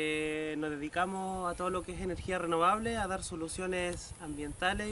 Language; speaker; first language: Spanish; native; Spanish